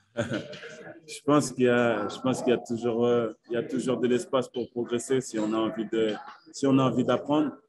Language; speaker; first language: French; native; French